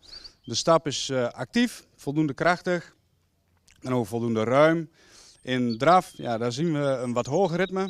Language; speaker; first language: Dutch; native; Dutch